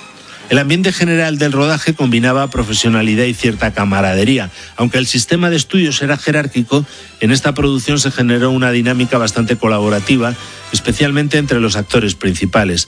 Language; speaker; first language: Spanish; native; Spanish